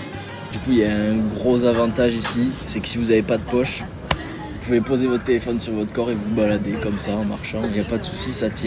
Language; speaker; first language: French; native; French